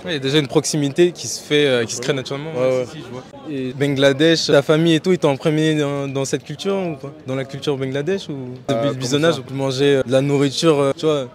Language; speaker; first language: French; native; French